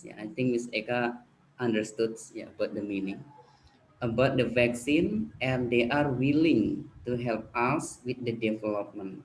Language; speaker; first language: English; non-native, fluent; Indonesian